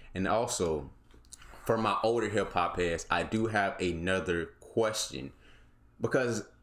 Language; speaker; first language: English; native; English